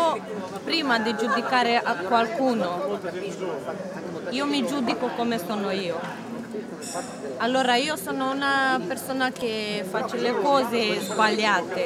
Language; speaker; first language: Italian; non-native, learner; Romanian